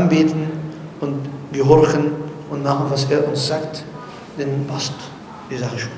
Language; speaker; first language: German; non-native, learner; Arabic